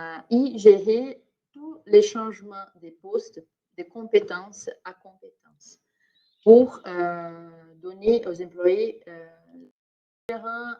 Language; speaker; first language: French; non-native, fluent; Portuguese